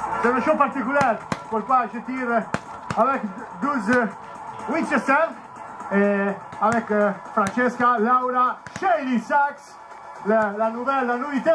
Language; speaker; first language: French; native; French